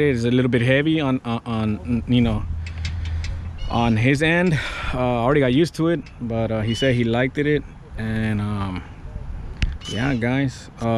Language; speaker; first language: English; early bilingual, other home language; Spanish